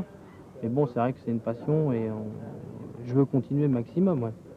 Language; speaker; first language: French; native; French